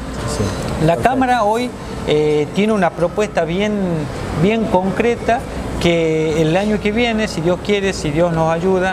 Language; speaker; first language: Spanish; native; Spanish